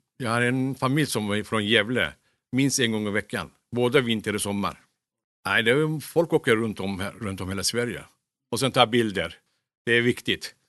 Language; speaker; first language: Swedish; non-native, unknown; Turkish